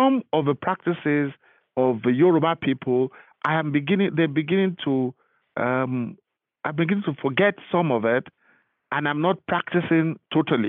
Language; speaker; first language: English; non-native, local second language; Yoruba